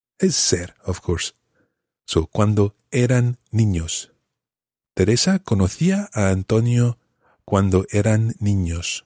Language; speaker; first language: Spanish; non-native, fluent; English